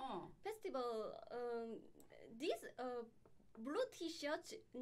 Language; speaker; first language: English; non-native, learner; Korean